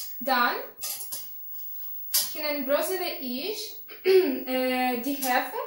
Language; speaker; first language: German; non-native, learner; Russian